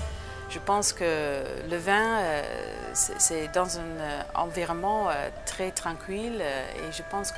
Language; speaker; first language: French; early bilingual, other home language; English